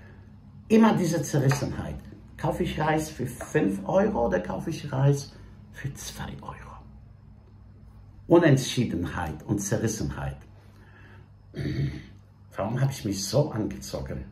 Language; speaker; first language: German; non-native, fluent; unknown